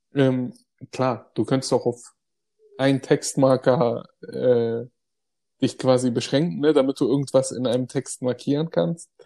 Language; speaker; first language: German; early bilingual, other home language; Greek